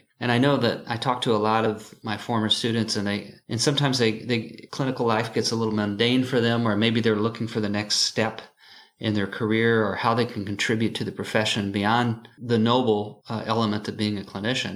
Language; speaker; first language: English; native; English